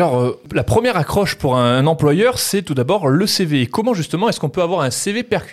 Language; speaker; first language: French; native; French